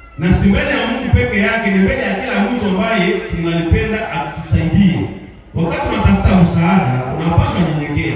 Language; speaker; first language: Swahili; non-native, local second language; Nande